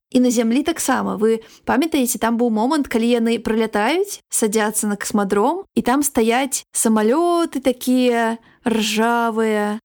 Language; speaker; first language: Belarusian; non-native, local second language; Russian